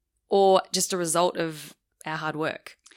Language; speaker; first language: English; native; English